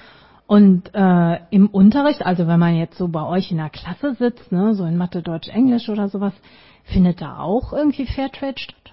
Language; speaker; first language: German; native; German